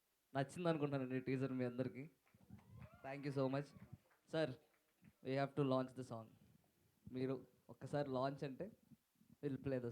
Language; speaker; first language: Telugu; native; Telugu